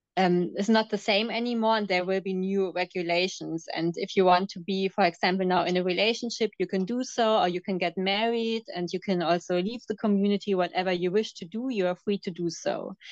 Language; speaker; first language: English; non-native, fluent; German